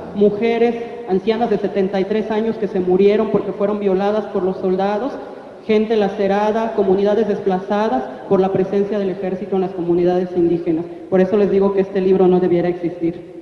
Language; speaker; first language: Spanish; non-native, local second language; Zapotec